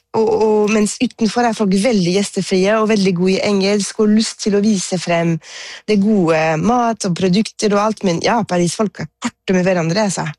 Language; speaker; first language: Norwegian; non-native, fluent; French